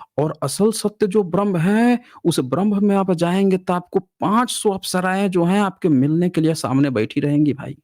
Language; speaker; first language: Hindi; native; Hindi